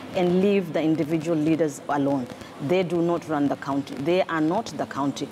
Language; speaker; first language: English; non-native, local second language; Swahili